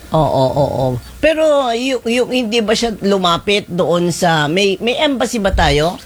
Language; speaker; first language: Filipino; native; Filipino